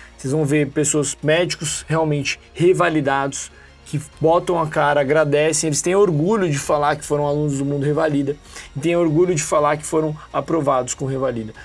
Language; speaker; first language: Portuguese; native; Portuguese